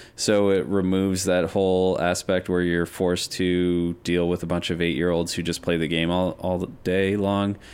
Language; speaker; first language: English; native; English